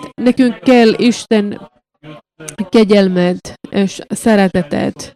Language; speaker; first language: Hungarian; non-native, learner; Finnish